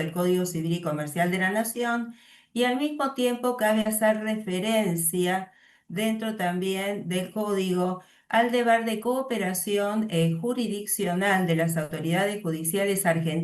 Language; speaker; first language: Spanish; native; Spanish